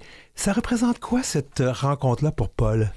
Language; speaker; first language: French; native; French